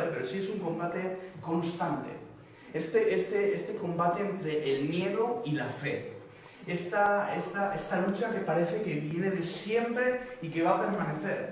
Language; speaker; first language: Spanish; native; Spanish